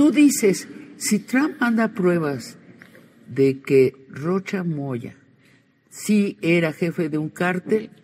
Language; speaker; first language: Spanish; native; Spanish